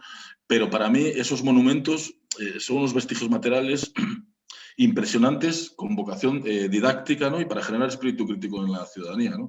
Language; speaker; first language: Spanish; native; Spanish